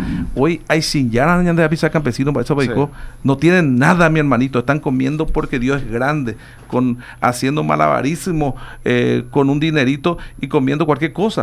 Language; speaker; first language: Spanish; native; Spanish